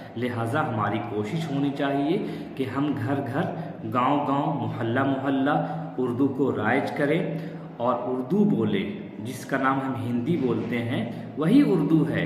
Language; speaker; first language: Urdu; native; Urdu